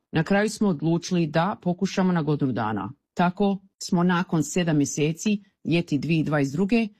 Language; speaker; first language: Croatian; early bilingual, heritage; Croatian